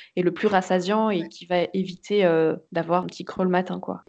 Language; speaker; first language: French; native; French